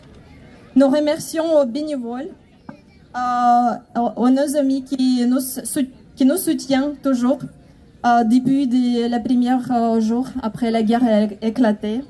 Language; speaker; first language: French; non-native, fluent; Ukrainian